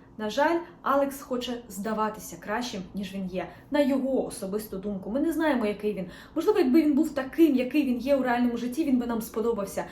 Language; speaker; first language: Ukrainian; non-native, local second language; Russian